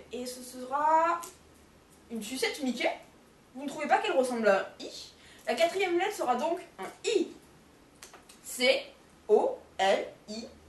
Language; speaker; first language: French; native; French